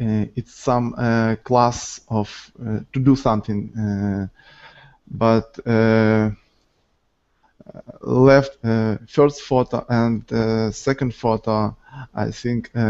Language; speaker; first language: English; non-native, learner; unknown